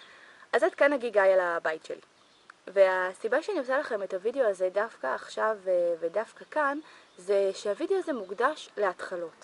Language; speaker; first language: Hebrew; native; Hebrew